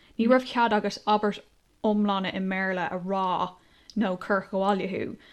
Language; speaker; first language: Irish; non-native, local second language; English